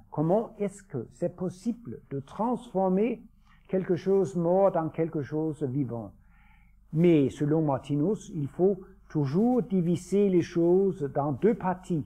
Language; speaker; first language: French; non-native, fluent; Danish